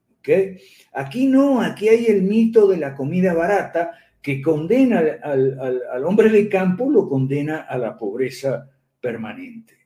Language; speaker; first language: Spanish; native; Spanish